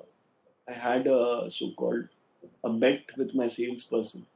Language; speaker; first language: English; non-native, local second language; Hindi